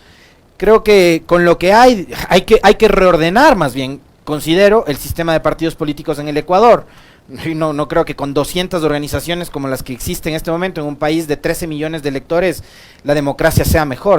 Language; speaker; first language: Spanish; native; Spanish